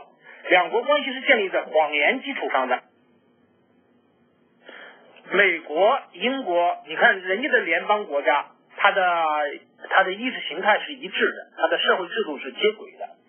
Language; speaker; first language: Chinese; native; Chinese